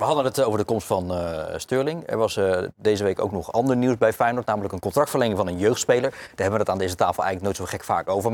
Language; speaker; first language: Dutch; native; Dutch